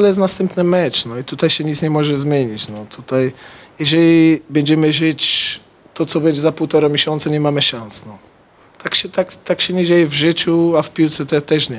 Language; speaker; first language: Polish; non-native, fluent; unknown